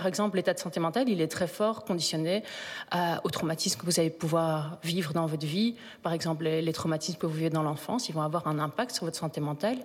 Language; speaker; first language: French; native; French